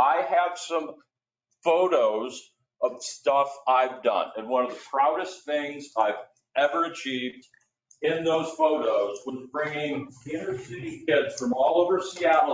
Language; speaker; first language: English; native; English